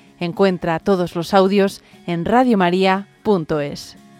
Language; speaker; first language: Spanish; native; Spanish